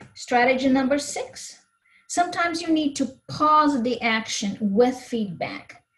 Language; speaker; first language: English; non-native, fluent; Portuguese